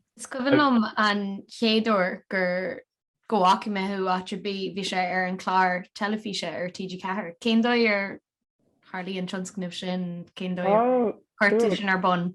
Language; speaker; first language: Irish; native; Irish